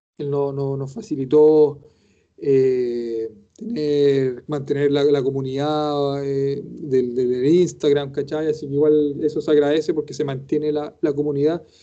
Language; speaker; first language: Spanish; native; Spanish